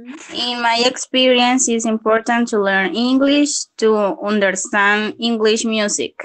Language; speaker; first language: English; non-native, learner; Spanish